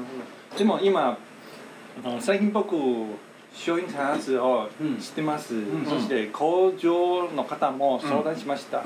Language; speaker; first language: Japanese; non-native, fluent; Chinese